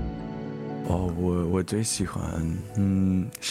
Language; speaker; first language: Chinese; early bilingual, heritage; English